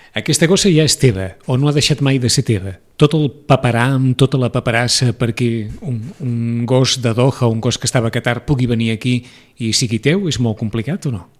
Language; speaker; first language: Catalan; native; Catalan